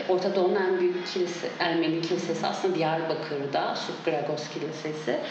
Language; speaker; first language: Turkish; non-native, local second language; Kurdish